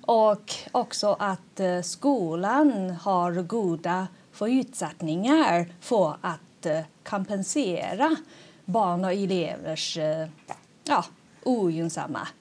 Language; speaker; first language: Swedish; non-native, fluent; Chinese